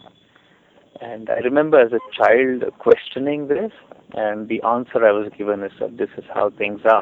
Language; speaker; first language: English; non-native, local second language; Hindi